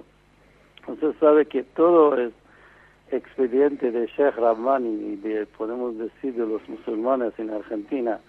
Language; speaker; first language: Spanish; non-native, fluent; Persian